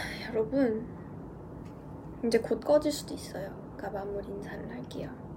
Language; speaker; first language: Korean; early bilingual, heritage; Korean